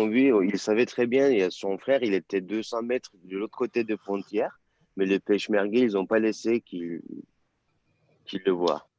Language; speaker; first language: French; non-native, learner; Turkish